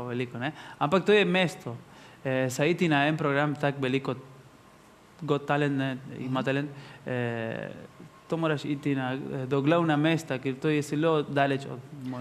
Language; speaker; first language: Slovenian; non-native, learner; Spanish